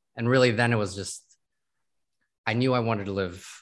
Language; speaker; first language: English; native; English